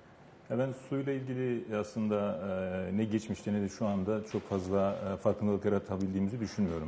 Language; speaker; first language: Turkish; native; Turkish